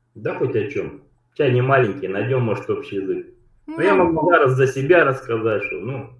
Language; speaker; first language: Russian; native; Russian